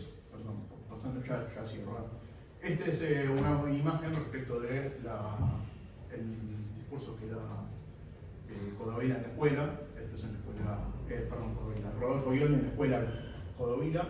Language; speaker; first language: Spanish; native; Spanish